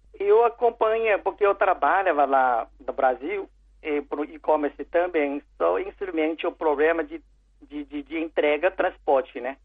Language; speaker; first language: Portuguese; non-native, learner; Chinese